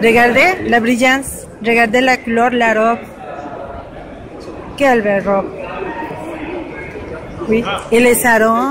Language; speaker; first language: French; native; French